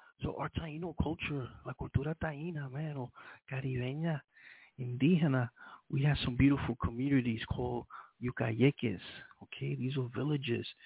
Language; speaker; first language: English; early bilingual, other home language; Spanish